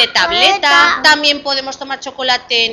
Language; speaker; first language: Spanish; native; Spanish